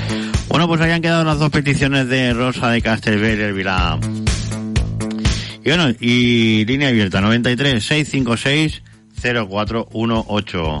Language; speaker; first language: Spanish; native; Spanish